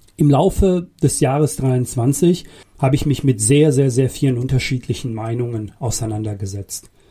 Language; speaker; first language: German; early bilingual, other home language; Bosnian